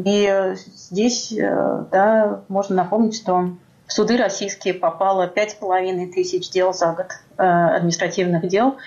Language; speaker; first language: Russian; native; Russian